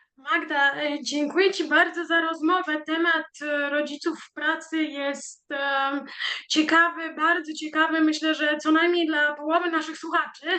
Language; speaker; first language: Polish; native; Polish